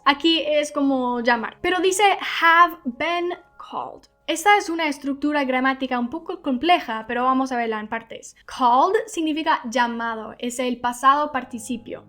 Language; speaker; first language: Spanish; non-native, fluent; English